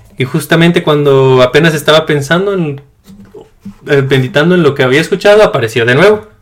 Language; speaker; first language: Spanish; early bilingual, heritage; Spanish